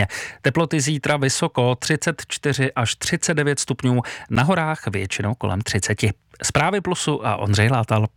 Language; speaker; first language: Czech; native; Czech